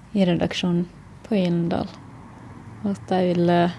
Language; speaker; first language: Norwegian; native; Norwegian